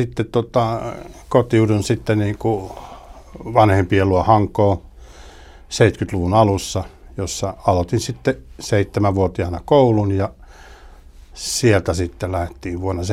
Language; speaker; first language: Finnish; early bilingual, heritage; Finnish